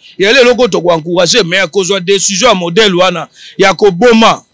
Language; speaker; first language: Lingala; native; Lingala